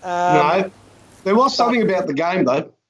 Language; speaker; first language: English; native; English